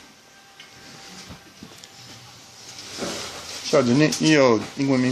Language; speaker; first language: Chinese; non-native, fluent; English